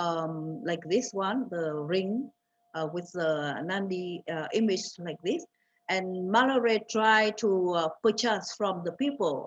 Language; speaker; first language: English; non-native, fluent; Vietnamese